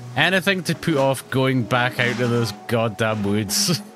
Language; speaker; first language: English; native; English